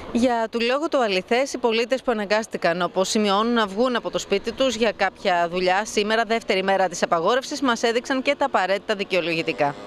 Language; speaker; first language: Greek; native; Greek